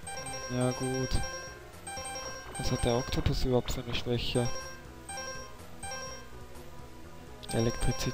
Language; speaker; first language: German; native; German